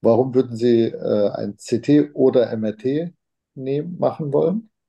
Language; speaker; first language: German; non-native, fluent; Turkish